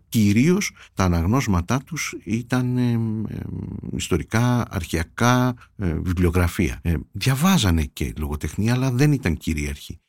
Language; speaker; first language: Greek; early bilingual, heritage; Greek